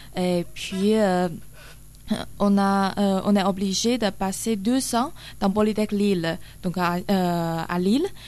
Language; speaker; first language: French; non-native, learner; Chinese